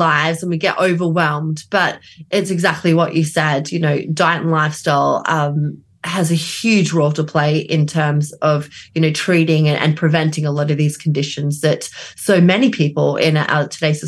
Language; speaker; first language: English; native; English